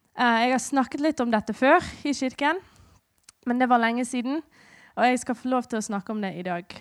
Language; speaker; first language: Norwegian; non-native, fluent; English